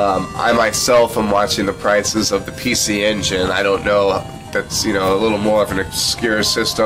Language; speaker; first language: English; native; English